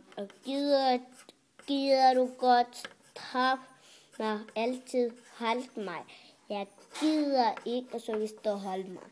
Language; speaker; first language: Danish; early bilingual, other home language; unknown